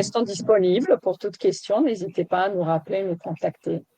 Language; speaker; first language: French; native; French